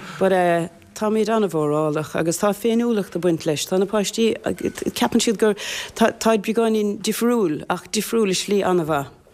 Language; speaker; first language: Irish; native; Irish